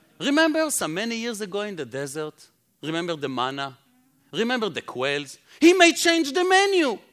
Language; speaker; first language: English; non-native, fluent; Hebrew